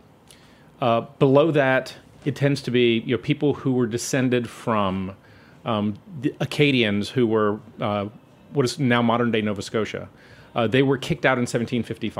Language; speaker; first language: English; native; English